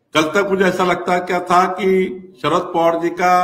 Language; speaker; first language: Hindi; non-native, local second language; Marathi